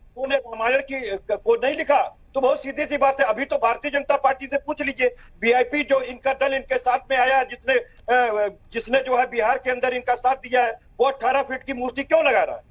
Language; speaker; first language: Hindi; native; Hindi